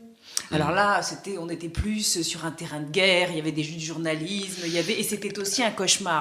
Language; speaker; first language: French; native; French